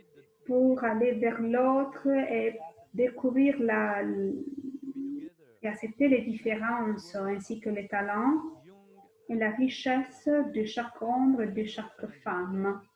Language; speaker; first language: French; non-native, fluent; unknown